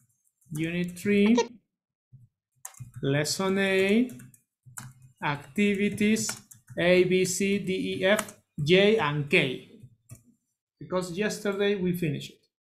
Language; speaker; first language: English; non-native, learner; Spanish